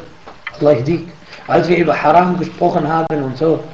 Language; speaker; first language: German; non-native, fluent; Arabic